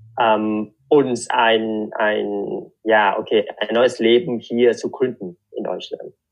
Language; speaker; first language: German; non-native, fluent; Vietnamese